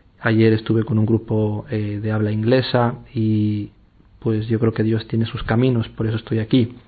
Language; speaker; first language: Spanish; native; Spanish